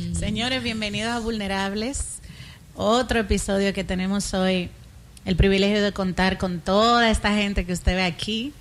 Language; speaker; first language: Spanish; native; Spanish